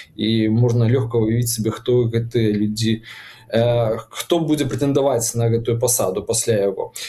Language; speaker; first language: Belarusian; non-native, local second language; Russian